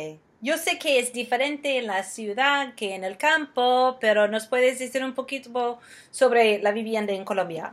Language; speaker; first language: Spanish; non-native, fluent; English